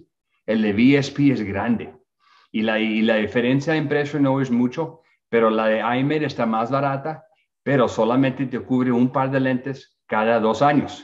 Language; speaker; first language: Spanish; early bilingual, other home language; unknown